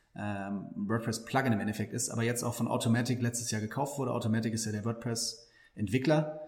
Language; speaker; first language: German; native; German